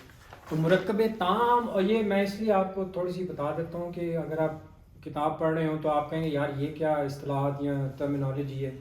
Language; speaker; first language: Urdu; native; Urdu